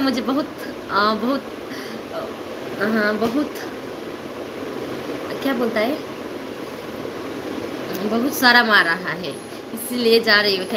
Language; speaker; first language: Hindi; non-native, learner; Nepali